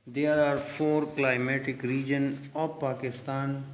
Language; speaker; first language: English; non-native, local second language; Urdu